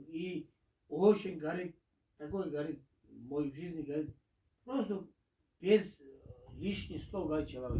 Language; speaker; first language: Russian; non-native, fluent; Georgian